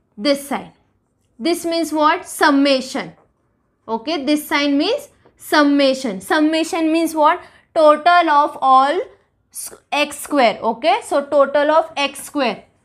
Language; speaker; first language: English; non-native, local second language; Marathi